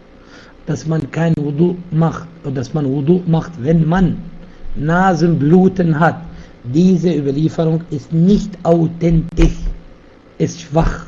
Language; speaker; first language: German; non-native, fluent; Arabic